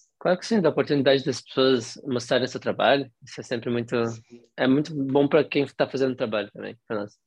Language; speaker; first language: Portuguese; native; Portuguese